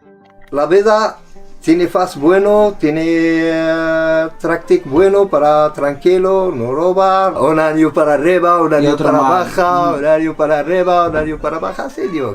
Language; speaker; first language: Spanish; non-native, learner; Arabic